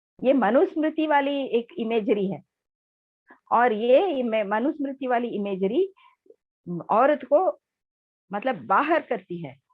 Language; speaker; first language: Hindi; non-native, local second language; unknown